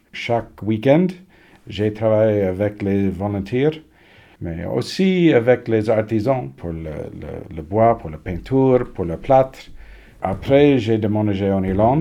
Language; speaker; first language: French; non-native, learner; English